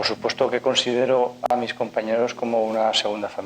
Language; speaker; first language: Spanish; native; Spanish